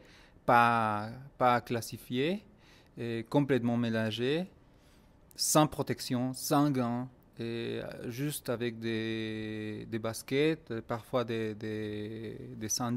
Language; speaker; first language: French; non-native, fluent; Spanish